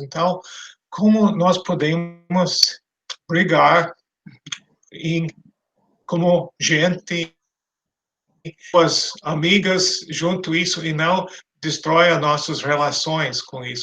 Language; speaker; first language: Portuguese; non-native, fluent; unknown